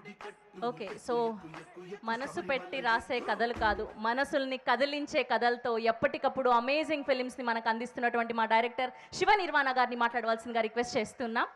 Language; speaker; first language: Telugu; native; Telugu